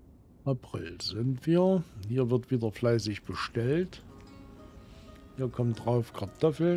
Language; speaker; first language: German; native; German